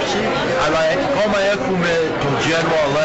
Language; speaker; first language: Greek; early bilingual, heritage; English